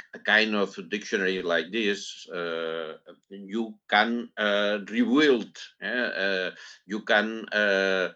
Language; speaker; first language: English; non-native, learner; Catalan